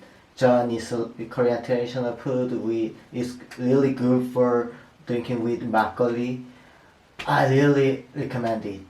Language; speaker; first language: English; non-native, learner; Korean